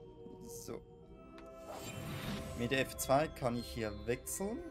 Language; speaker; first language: German; native; German